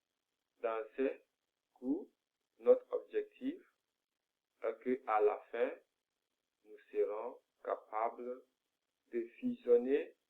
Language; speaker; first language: French; non-native, fluent; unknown